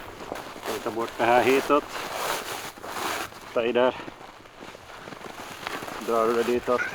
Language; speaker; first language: Swedish; native; Swedish